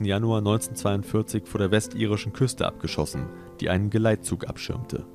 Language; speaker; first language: German; native; German